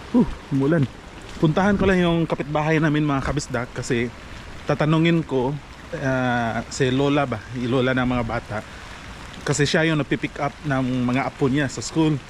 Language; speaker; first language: Filipino; non-native, local second language; Cebuano